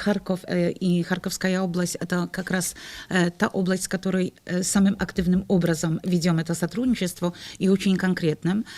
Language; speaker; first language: Russian; non-native, fluent; Polish